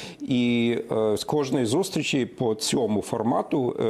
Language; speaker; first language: Ukrainian; non-native, fluent; German